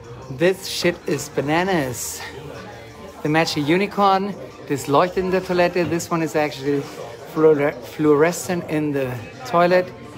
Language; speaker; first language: English; non-native, fluent; German